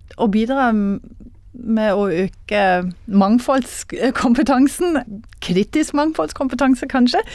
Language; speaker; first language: Norwegian; non-native, fluent; German